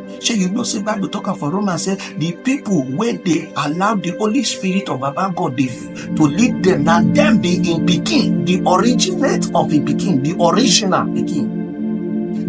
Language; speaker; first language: Nigerian Pidgin; non-native, local second language; Igbo